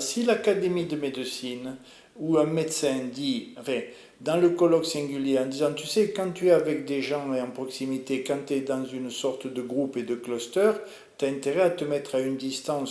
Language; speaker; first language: French; native; French